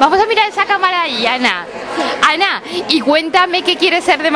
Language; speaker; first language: Spanish; native; Spanish